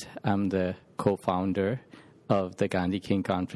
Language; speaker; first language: English; non-native, local second language; Hindi